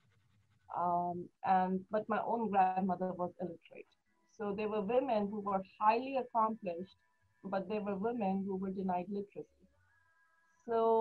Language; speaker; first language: English; non-native, local second language; Hindi